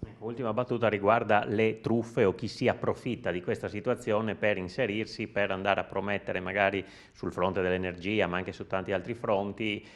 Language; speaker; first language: Italian; native; Italian